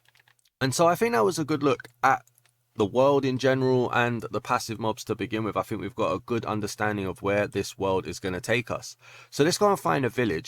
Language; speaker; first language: English; native; English